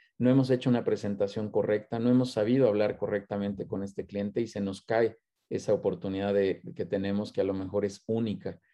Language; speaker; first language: Spanish; native; Spanish